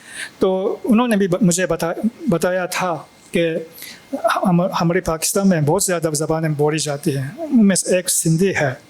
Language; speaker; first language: Hindi; non-native, fluent; Japanese